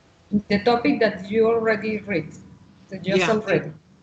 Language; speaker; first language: English; non-native, learner; Spanish